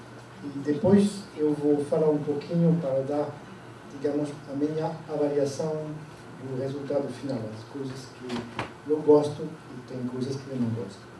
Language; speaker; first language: Portuguese; non-native, fluent; French